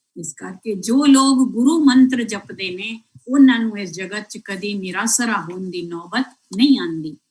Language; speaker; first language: Hindi; non-native, local second language; Punjabi